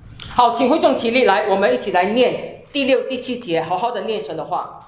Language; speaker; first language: Chinese; native; Chinese